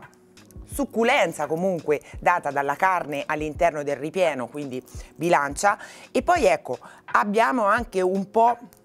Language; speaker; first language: Italian; native; Italian